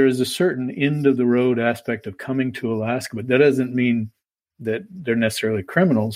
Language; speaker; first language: English; native; English